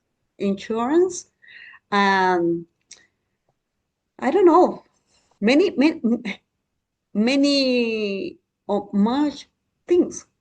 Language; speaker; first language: English; non-native, learner; Spanish